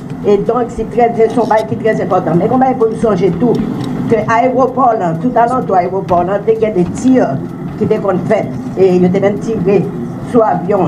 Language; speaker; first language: French; non-native, fluent; Swahili